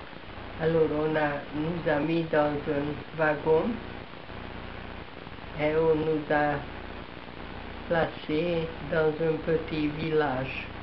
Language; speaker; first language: French; non-native, fluent; Hungarian